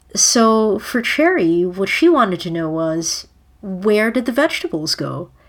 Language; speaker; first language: English; non-native, local second language; Filipino